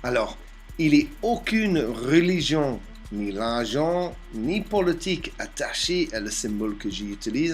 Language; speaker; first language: French; non-native, fluent; English